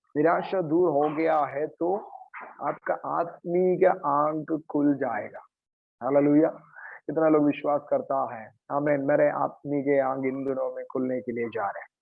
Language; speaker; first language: Hindi; non-native, local second language; Malayalam